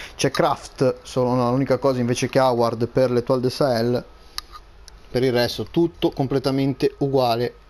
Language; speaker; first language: Italian; native; Italian